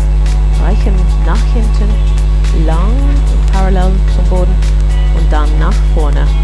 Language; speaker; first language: German; non-native, learner; English